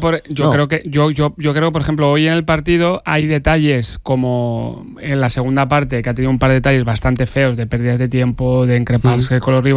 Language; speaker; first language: Spanish; native; Spanish